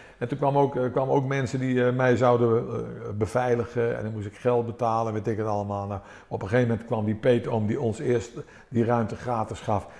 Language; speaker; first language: Dutch; early bilingual, other home language; Armenian